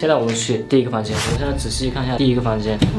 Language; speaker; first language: Chinese; native; Chinese